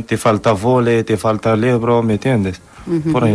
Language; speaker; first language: Spanish; non-native, learner; Arabic